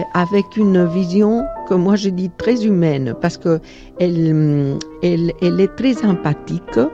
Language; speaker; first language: French; non-native, fluent; Catalan